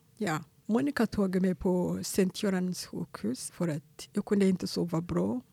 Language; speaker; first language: Swedish; non-native, fluent; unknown